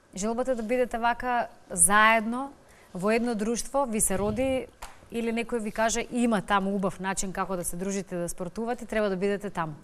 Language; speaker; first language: Macedonian; native; Macedonian